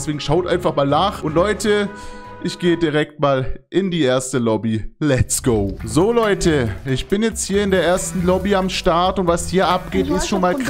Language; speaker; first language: German; native; German